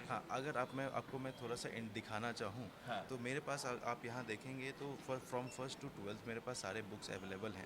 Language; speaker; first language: Hindi; native; Hindi